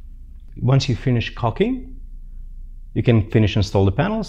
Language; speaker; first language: English; non-native, fluent; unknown